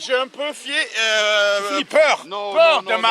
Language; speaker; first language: French; non-native, fluent; German